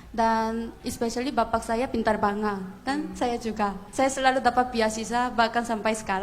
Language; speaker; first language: Indonesian; non-native, fluent; Korean